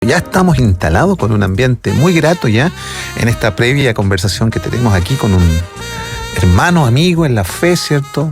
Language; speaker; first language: Spanish; native; Spanish